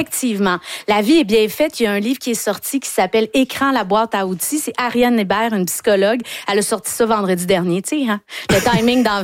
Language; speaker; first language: French; native; French